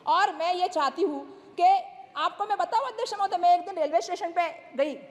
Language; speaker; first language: Hindi; non-native, local second language; Marathi